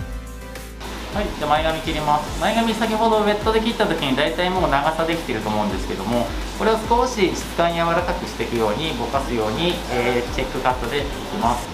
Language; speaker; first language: Japanese; native; Japanese